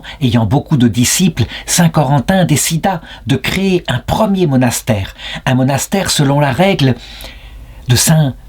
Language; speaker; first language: French; native; French